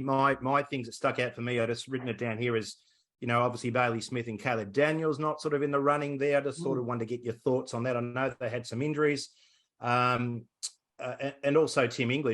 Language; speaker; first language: English; native; English